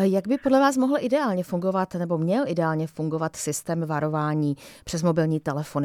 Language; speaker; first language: Czech; native; Czech